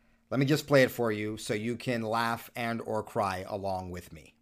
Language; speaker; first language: English; native; English